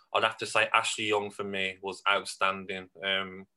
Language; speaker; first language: English; native; English